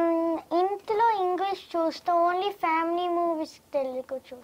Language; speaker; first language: Telugu; early bilingual, heritage; Telugu